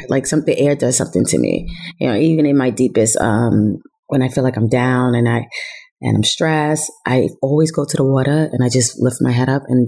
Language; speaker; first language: English; native; English